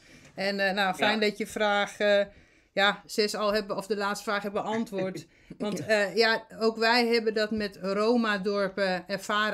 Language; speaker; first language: Dutch; native; Dutch